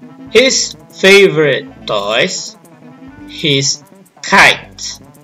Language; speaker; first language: English; non-native, local second language; Malay